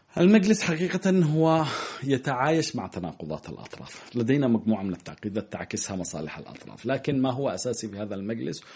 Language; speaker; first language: Arabic; native; Arabic